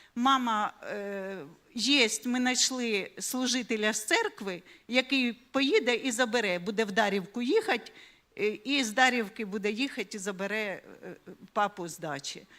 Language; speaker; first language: Ukrainian; native; Ukrainian